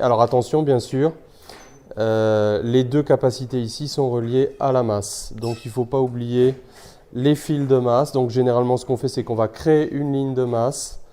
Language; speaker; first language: French; native; French